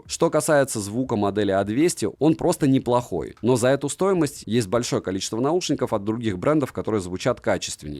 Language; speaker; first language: Russian; native; Russian